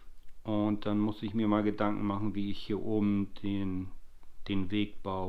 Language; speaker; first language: German; native; German